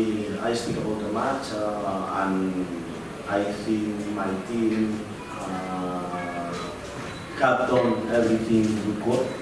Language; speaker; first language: English; non-native, learner; Spanish